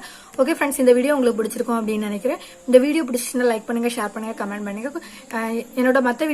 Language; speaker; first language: Tamil; native; Tamil